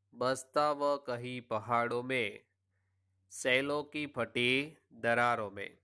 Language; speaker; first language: Hindi; non-native, local second language; Gujarati